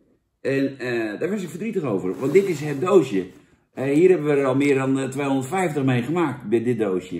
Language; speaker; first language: Dutch; native; Dutch